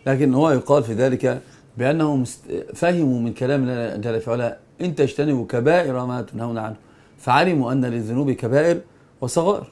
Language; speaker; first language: Arabic; native; Arabic